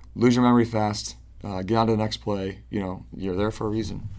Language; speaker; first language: English; native; English